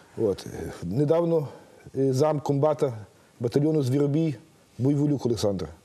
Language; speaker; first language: Ukrainian; native; Ukrainian